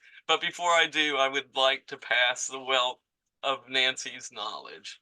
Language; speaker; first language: English; native; English